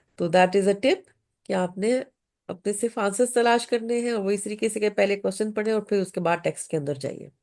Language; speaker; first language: Urdu; native; Urdu